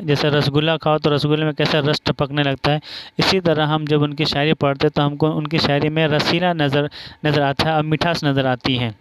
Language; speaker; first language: Urdu; non-native, local second language; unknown